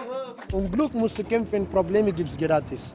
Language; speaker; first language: German; non-native, learner; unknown